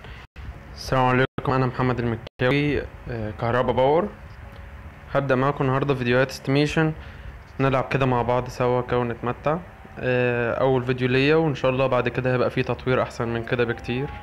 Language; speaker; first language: Arabic; native; Arabic